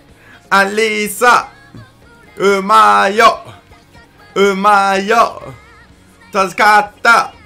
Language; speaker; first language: Japanese; non-native, learner; English